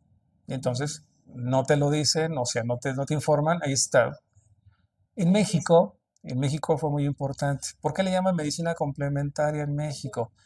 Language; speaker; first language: Spanish; native; Spanish